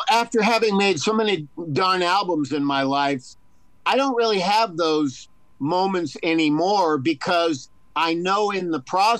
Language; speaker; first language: English; native; English